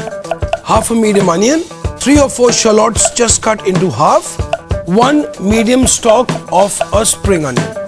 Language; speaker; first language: English; non-native, local second language; Hindi